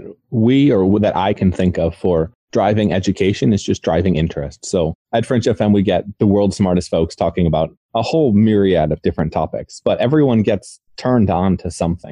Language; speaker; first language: English; native; English